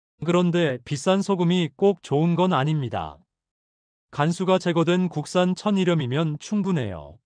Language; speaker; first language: Korean; native; Korean